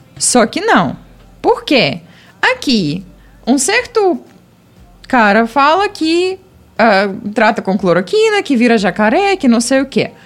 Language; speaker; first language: Portuguese; non-native, fluent; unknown